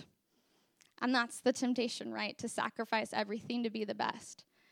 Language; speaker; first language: English; native; English